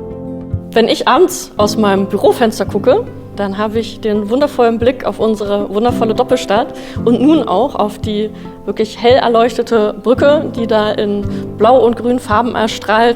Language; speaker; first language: German; native; German